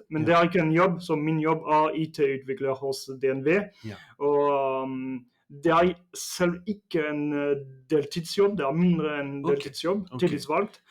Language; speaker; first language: Norwegian; non-native, fluent; French